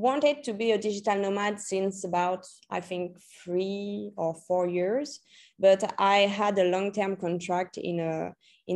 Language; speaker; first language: English; non-native, learner; French